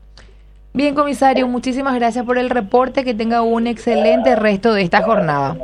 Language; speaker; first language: Spanish; native; Spanish